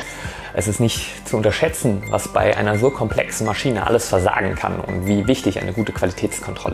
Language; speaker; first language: German; native; German